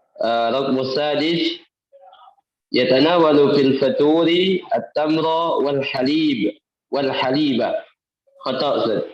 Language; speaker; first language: Arabic; non-native, learner; Indonesian